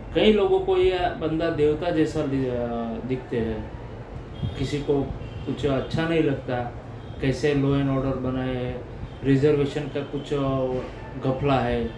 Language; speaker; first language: Hindi; non-native, local second language; Gujarati